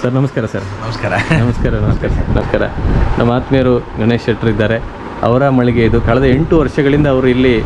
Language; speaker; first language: Kannada; native; Kannada